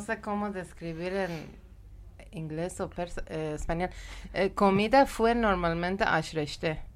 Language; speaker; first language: Spanish; non-native, learner; Persian